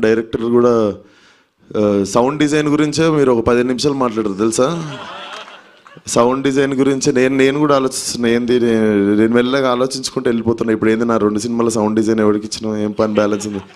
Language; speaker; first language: Telugu; native; Telugu